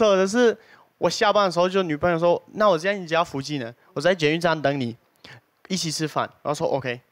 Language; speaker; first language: Chinese; non-native, fluent; Arabic